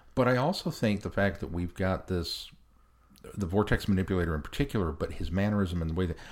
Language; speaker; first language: English; native; English